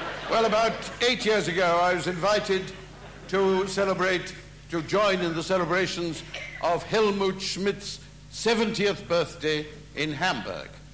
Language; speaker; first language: English; early bilingual, other home language; German